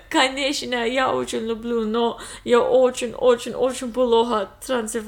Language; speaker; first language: Russian; non-native, learner; English